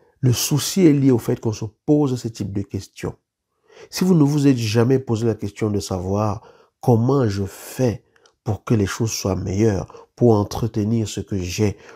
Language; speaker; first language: French; native; French